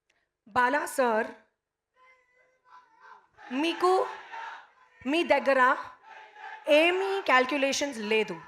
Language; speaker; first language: Telugu; non-native, learner; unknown